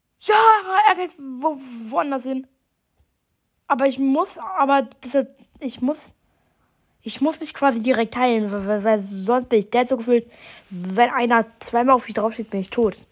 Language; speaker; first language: German; native; German